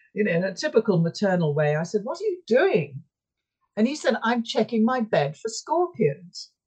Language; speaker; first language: English; native; English